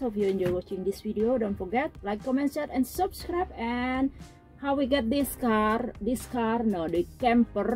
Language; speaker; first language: English; non-native, learner; Indonesian